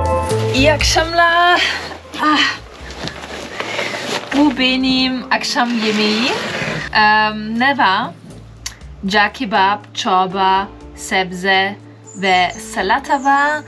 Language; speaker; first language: Turkish; non-native, learner; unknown